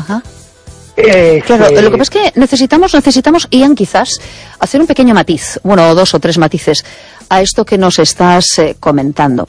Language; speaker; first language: Spanish; native; Spanish